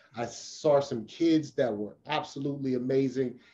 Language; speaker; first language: English; native; English